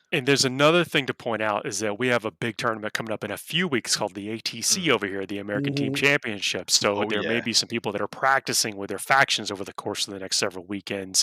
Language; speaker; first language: English; native; English